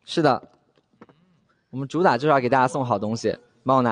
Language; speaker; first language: Chinese; native; Chinese